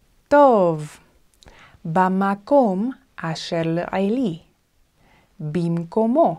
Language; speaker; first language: Hebrew; non-native, fluent; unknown